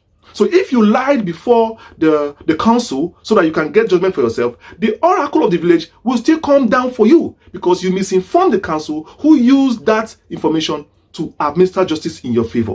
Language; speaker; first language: English; non-native, local second language; Igbo